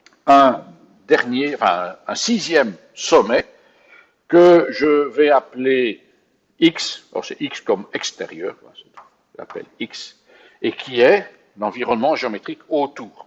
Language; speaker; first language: French; native; French